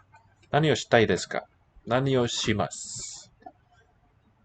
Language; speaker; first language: Japanese; non-native, learner; English